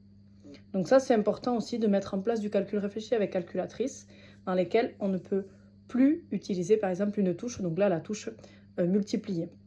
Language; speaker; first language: French; native; French